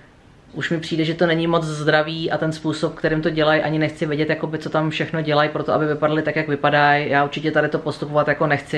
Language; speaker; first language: Czech; native; Czech